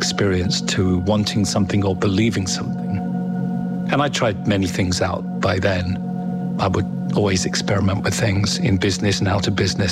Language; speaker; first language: English; native; English